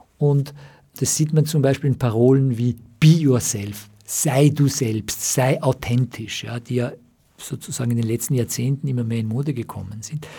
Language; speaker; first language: German; early bilingual, other home language; Persian